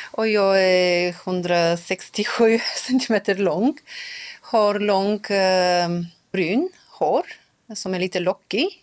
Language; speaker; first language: Swedish; non-native, local second language; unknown